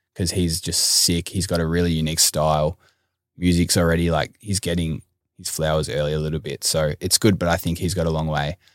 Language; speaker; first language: English; native; English